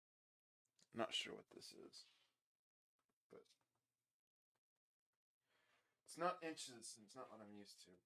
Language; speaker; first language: English; native; English